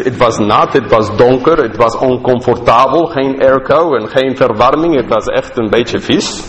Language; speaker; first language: Dutch; non-native, fluent; English